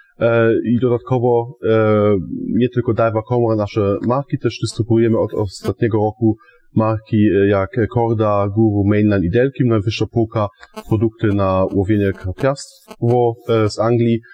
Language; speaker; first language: Polish; non-native, fluent; German